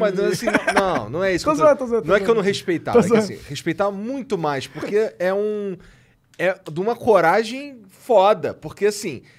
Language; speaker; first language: Portuguese; native; Portuguese